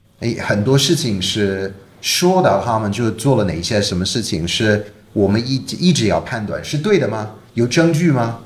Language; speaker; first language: Chinese; non-native, fluent; English